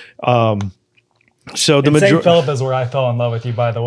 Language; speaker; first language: English; native; English